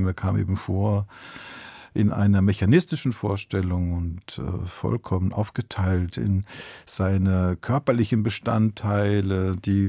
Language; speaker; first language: German; early bilingual, other home language; Italian